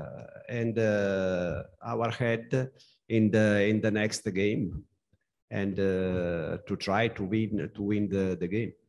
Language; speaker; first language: English; non-native, learner; Italian